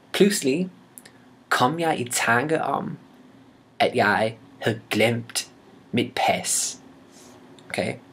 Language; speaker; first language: Danish; non-native, fluent; English